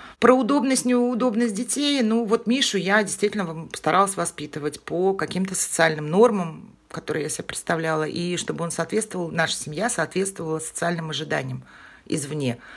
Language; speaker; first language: Russian; native; Russian